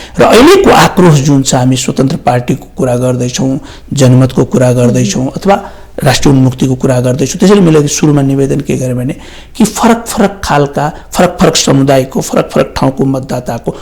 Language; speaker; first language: Nepali; non-native, local second language; Maithili